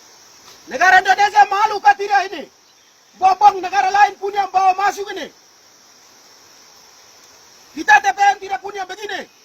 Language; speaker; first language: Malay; non-native, local second language; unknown